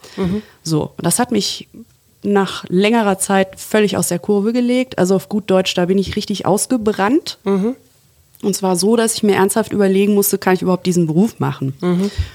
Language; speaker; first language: German; native; German